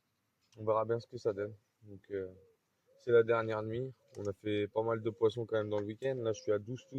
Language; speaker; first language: French; native; French